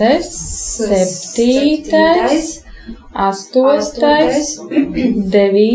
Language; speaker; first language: Latvian; non-native, local second language; Russian